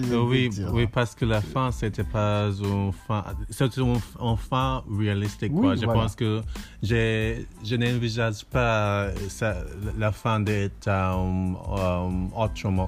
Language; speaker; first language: French; non-native, learner; English